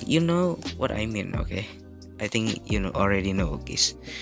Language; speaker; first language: English; non-native, learner; Indonesian